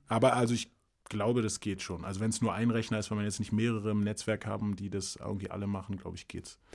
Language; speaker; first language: German; early bilingual, other home language; English